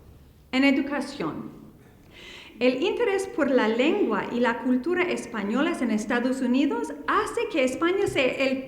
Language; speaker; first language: Spanish; non-native, fluent; English